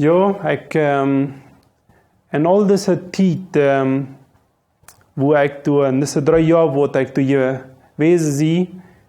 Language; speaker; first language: German; non-native, local second language; Low German